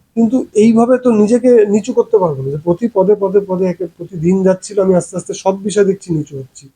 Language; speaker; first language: Bangla; early bilingual, heritage; Bangla